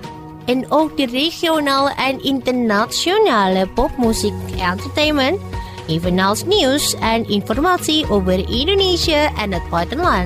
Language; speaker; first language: Dutch; non-native, fluent; Indonesian